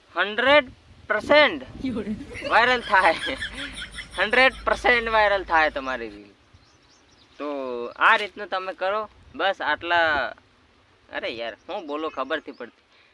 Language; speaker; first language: Gujarati; native; Gujarati